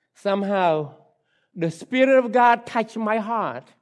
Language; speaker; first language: English; non-native, fluent; Khmer